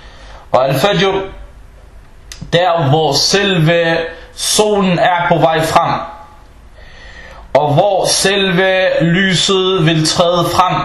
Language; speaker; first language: Danish; non-native, fluent; Arabic